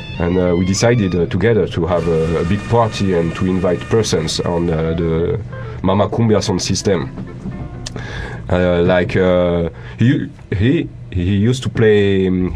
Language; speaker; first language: English; non-native, learner; French